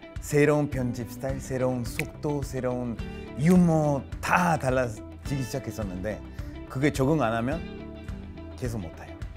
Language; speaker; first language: Korean; non-native, fluent; Spanish